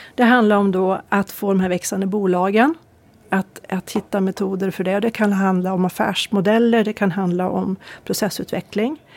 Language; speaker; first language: Swedish; native; Swedish